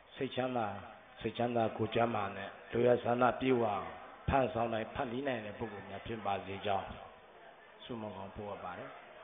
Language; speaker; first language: Burmese; non-native, local second language; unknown